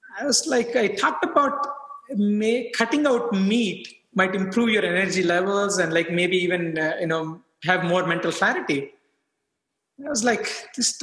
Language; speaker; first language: English; non-native, local second language; Telugu